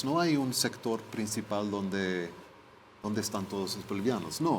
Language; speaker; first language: Spanish; non-native, fluent; Swedish